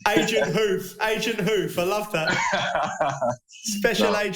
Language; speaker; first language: English; native; English